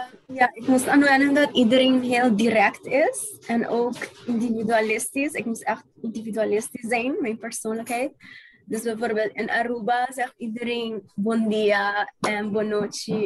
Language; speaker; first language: Dutch; non-native, local second language; Papiamento